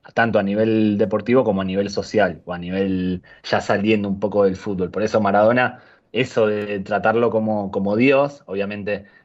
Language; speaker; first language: Spanish; native; Spanish